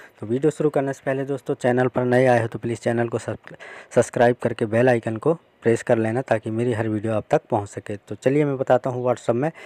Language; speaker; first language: Hindi; native; Hindi